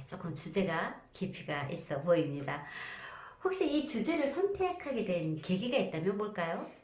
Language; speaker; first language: Korean; native; Korean